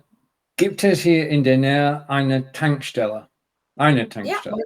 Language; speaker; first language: German; non-native, learner; English